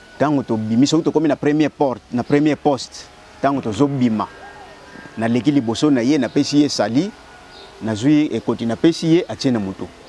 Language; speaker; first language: Lingala; non-native, local second language; Kongo